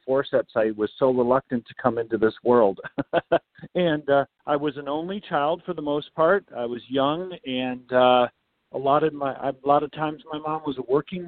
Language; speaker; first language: English; native; English